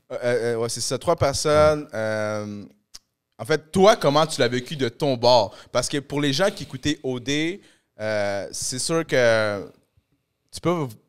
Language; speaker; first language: French; early bilingual, other home language; Spanish